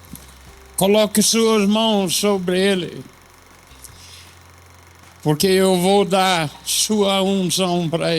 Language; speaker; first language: Portuguese; non-native, fluent; English